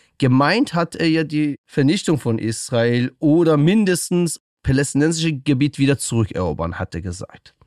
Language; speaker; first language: German; early bilingual, other home language; Persian